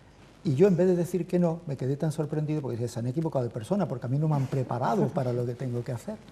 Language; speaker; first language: Spanish; native; Spanish